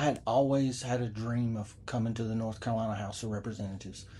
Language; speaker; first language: English; native; English